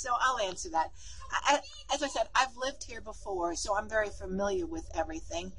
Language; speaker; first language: English; native; English